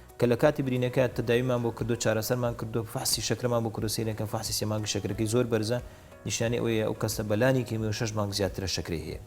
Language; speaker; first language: Central Kurdish; native; Central Kurdish